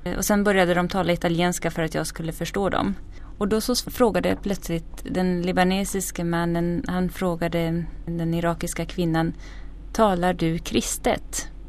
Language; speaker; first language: Swedish; native; Swedish